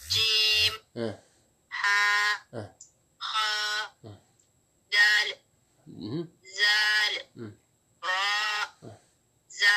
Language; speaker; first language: Arabic; non-native, learner; Amharic